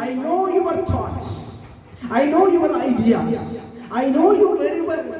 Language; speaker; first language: English; non-native, local second language; Tamil